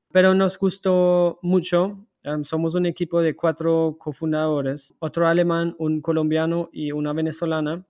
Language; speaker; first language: Spanish; non-native, fluent; German